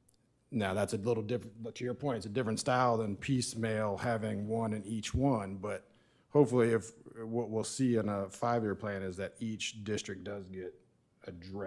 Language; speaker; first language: English; native; English